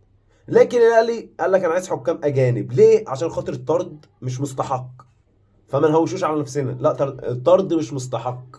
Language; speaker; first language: Arabic; native; Arabic